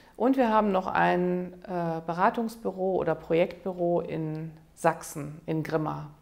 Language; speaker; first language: German; native; German